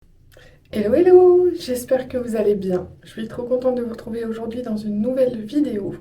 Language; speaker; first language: French; native; French